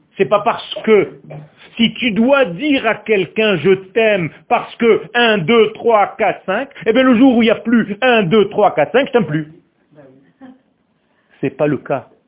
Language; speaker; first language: French; non-native, fluent; Hebrew